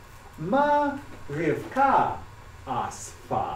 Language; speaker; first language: Hebrew; non-native, learner; English